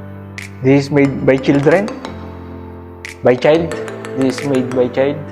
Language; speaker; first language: English; non-native, learner; Filipino